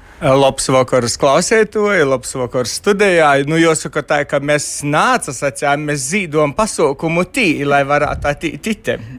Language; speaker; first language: Latvian; native; Latvian